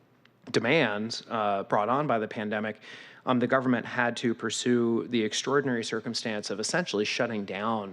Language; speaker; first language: English; native; English